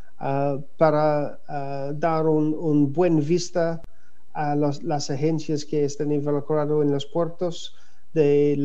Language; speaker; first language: Spanish; non-native, learner; English